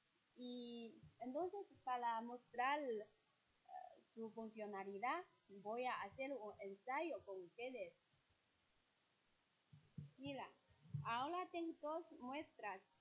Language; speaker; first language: Spanish; non-native, fluent; Chinese